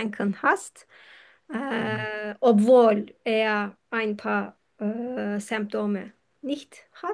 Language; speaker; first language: German; non-native, fluent; Turkish